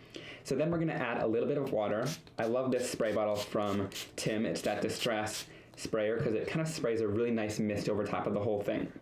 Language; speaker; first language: English; native; English